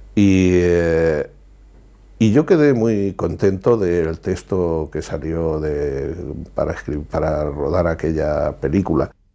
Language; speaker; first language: Spanish; native; Spanish